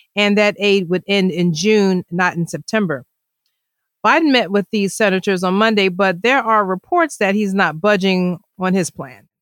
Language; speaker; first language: English; native; English